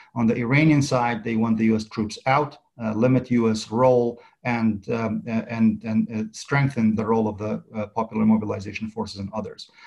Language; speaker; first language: English; non-native, fluent; Central Kurdish